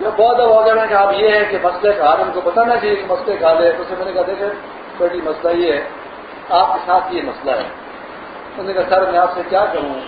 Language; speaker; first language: Urdu; non-native, local second language; Pashto